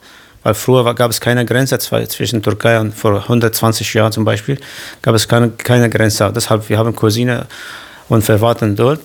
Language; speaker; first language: German; non-native, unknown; Kurdish